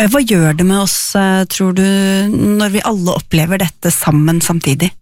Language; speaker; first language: Norwegian; native; Norwegian